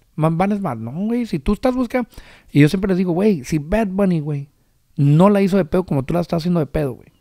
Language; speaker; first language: Spanish; early bilingual, heritage; Spanish